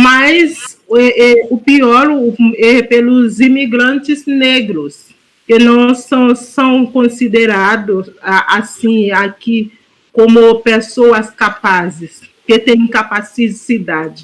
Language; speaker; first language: Portuguese; non-native, fluent; Haitian Creole